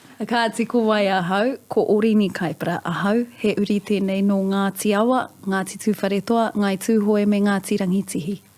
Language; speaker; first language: Māori; native; Māori